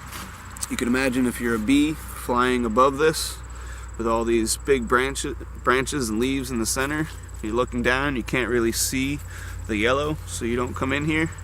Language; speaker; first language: English; native; English